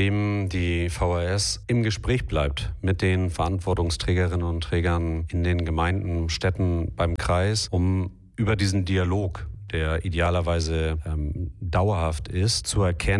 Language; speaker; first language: German; native; German